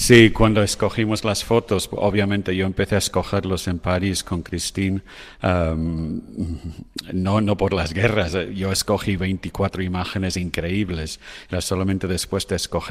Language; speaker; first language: Spanish; non-native, fluent; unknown